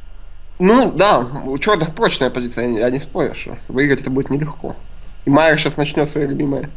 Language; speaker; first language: Russian; native; Russian